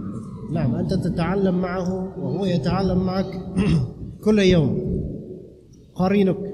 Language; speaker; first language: Arabic; non-native, fluent; Indonesian